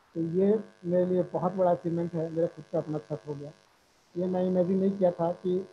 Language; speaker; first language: Hindi; native; Hindi